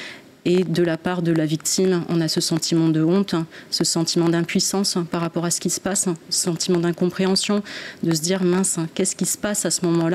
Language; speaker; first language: French; native; French